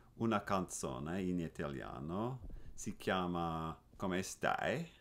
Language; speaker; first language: Italian; non-native, learner; English